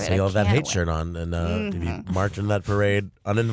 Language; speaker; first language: English; native; English